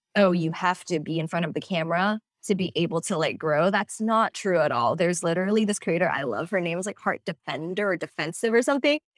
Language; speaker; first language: English; non-native, local second language; Cantonese